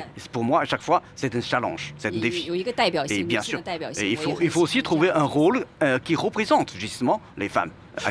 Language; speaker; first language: French; non-native, fluent; Chinese